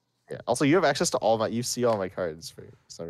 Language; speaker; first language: English; native; English